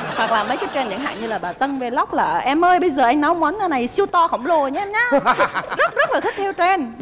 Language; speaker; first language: Vietnamese; native; Vietnamese